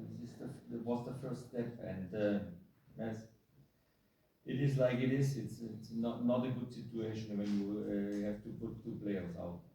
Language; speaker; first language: English; non-native, fluent; German